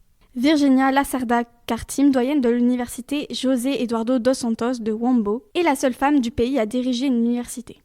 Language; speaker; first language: French; native; French